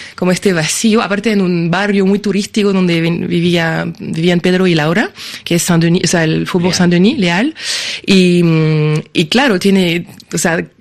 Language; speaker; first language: Spanish; non-native, fluent; French